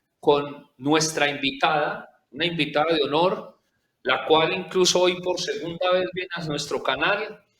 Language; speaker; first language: Spanish; native; Spanish